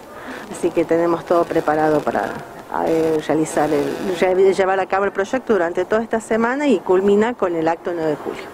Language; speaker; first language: Spanish; native; Spanish